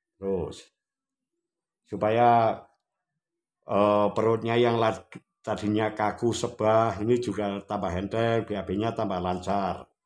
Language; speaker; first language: Indonesian; non-native, local second language; Javanese